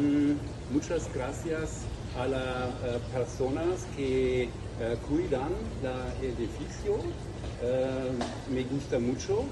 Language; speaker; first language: Spanish; non-native, learner; German